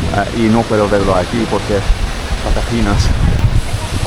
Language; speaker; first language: Spanish; non-native, learner; English